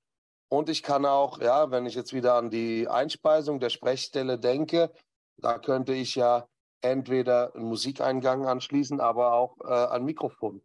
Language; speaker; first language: German; native; German